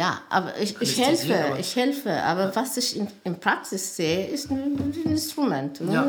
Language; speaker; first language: German; non-native, learner; Amharic